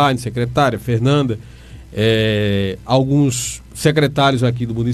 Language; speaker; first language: Portuguese; native; Portuguese